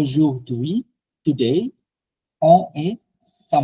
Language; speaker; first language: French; non-native, learner; Bangla